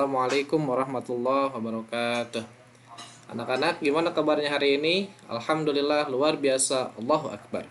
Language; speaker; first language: Indonesian; native; Indonesian